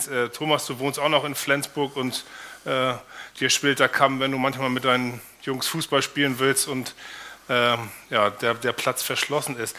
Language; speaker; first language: German; native; German